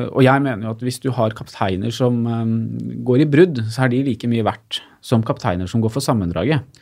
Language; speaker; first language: Norwegian; native; Norwegian